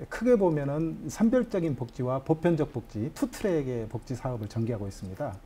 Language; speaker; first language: Korean; native; Korean